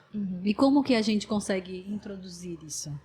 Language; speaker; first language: Portuguese; native; Portuguese